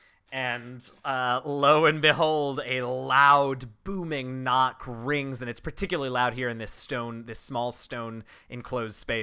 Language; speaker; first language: English; native; English